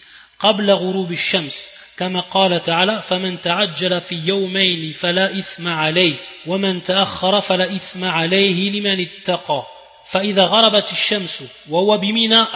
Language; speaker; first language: Arabic; non-native, fluent; French